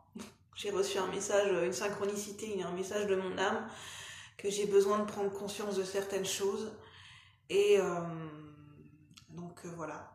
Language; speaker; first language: French; native; French